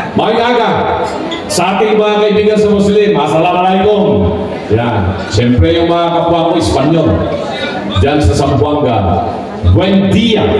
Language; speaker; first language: Filipino; non-native, local second language; Pangasinan